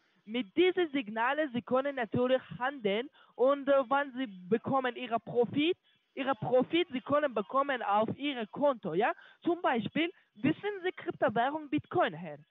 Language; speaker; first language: German; non-native, learner; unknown